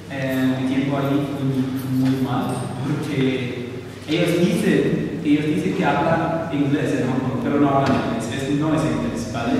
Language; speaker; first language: Spanish; non-native, learner; Arabic